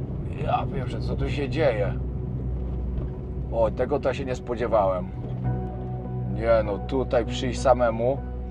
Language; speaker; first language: Polish; native; Polish